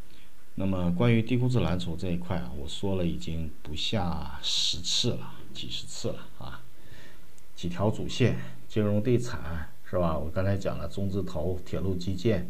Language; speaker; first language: Chinese; native; Chinese